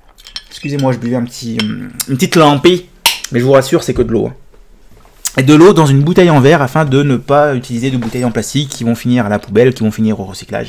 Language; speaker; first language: French; native; French